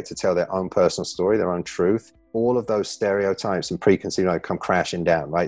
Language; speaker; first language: English; native; English